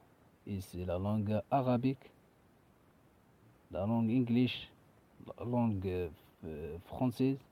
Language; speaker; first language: French; non-native, learner; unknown